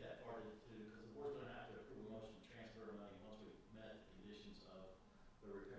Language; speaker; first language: English; native; English